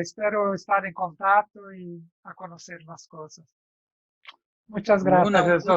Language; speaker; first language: Spanish; non-native, fluent; Portuguese